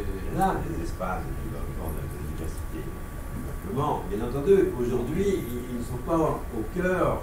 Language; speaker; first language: French; native; French